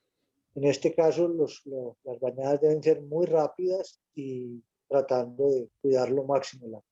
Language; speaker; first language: Spanish; native; Spanish